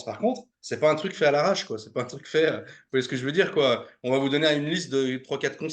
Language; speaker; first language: French; native; French